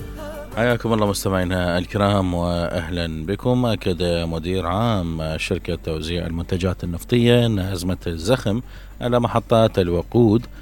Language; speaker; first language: Arabic; native; Arabic